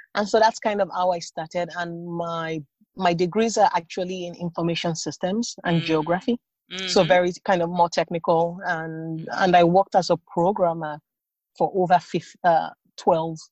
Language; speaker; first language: English; non-native, local second language; Yoruba